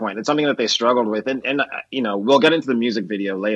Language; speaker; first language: English; non-native, local second language; Yoruba